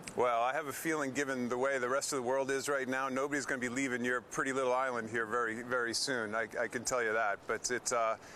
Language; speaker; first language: English; native; English